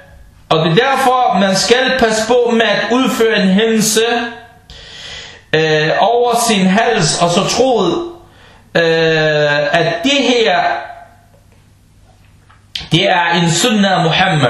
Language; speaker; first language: Danish; early bilingual, other home language; Arabic